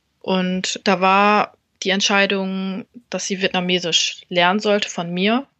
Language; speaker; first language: German; early bilingual, other home language; Vietnamese